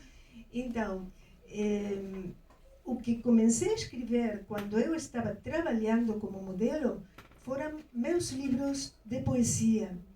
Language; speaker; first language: Portuguese; non-native, fluent; Spanish